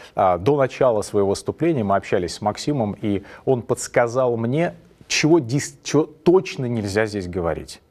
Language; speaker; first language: Russian; native; Russian